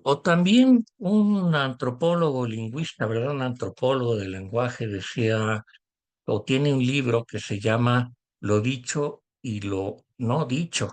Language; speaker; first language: Spanish; native; Spanish